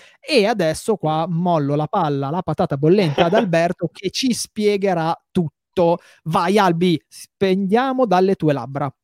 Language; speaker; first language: Italian; native; Italian